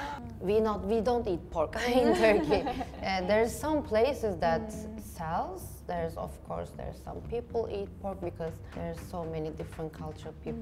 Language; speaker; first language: English; non-native, fluent; Turkish